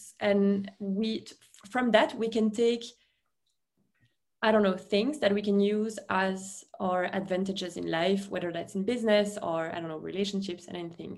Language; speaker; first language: English; non-native, fluent; French